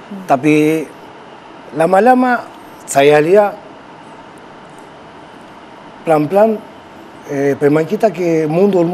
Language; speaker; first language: Indonesian; non-native, fluent; Spanish